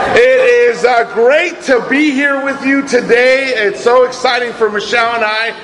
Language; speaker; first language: English; native; English